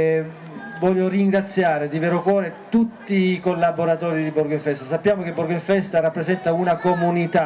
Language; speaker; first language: Italian; native; Italian